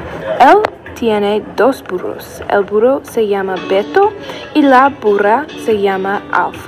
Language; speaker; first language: Spanish; non-native, learner; English